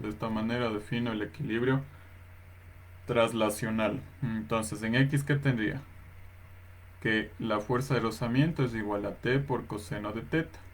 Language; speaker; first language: Spanish; native; Spanish